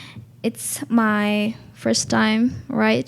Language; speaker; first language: English; non-native, learner; Indonesian